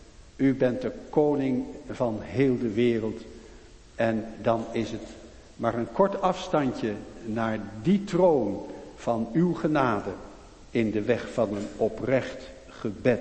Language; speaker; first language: Dutch; native; Dutch